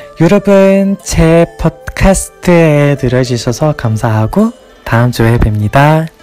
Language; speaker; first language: Korean; non-native, learner; English